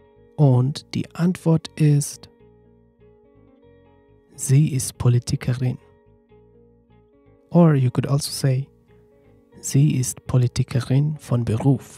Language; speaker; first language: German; non-native, fluent; Nepali